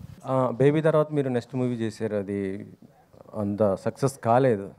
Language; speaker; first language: Telugu; native; Telugu